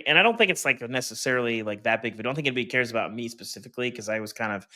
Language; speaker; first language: English; native; English